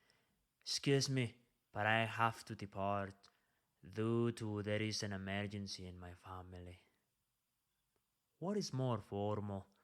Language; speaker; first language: English; non-native, fluent; Spanish